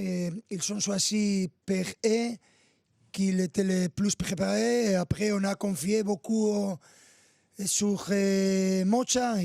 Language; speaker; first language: French; non-native, fluent; Spanish